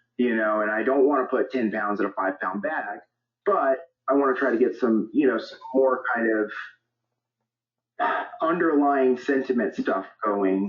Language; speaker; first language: English; native; English